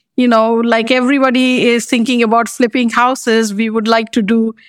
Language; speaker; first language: English; non-native, local second language; Bangla